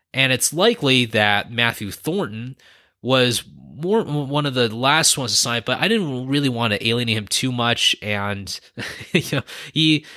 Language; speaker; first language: English; native; English